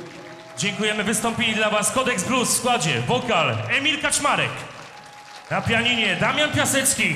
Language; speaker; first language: Polish; native; Polish